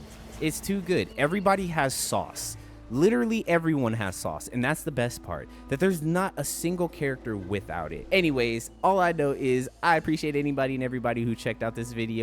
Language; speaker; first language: English; native; English